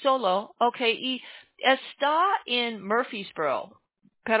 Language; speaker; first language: Spanish; non-native, learner; English